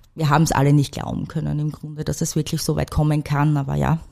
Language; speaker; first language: German; native; German